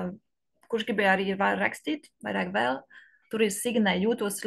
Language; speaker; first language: Latvian; non-native, learner; French